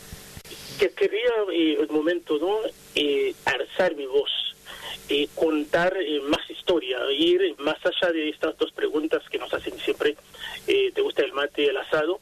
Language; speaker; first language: Spanish; non-native, fluent; Haitian Creole